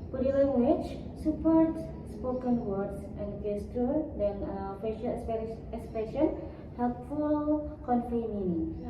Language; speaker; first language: English; non-native, learner; Indonesian